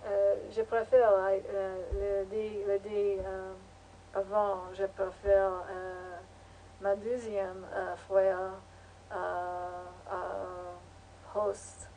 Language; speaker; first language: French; non-native, learner; English